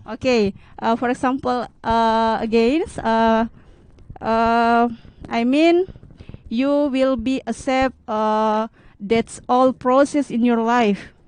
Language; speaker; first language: English; non-native, learner; Indonesian